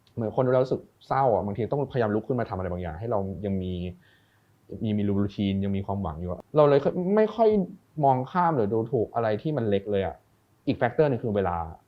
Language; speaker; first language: Thai; native; Thai